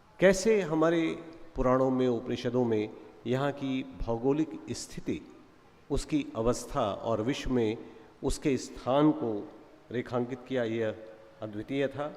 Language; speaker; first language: Hindi; native; Hindi